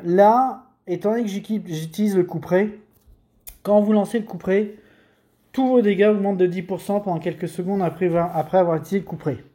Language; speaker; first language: French; native; French